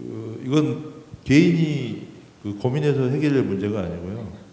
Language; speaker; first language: Korean; native; Korean